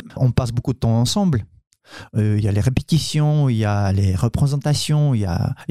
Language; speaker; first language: French; non-native, fluent; Ukrainian